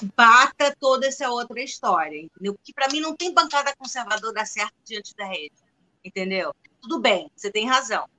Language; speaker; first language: Portuguese; non-native, fluent; English